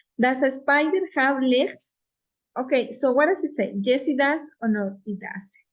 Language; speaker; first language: English; non-native, fluent; Spanish